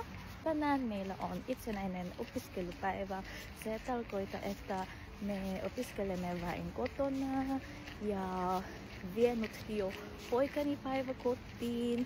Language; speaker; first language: Finnish; non-native, learner; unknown